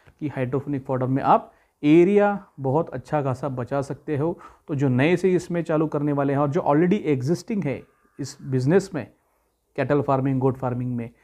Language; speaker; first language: Hindi; non-native, local second language; Marathi